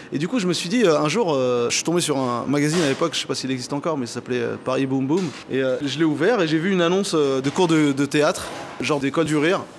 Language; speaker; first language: French; early bilingual, other home language; Arabic